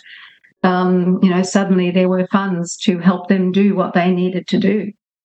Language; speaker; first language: English; native; English